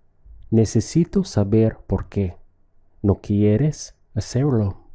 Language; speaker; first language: Spanish; non-native, fluent; English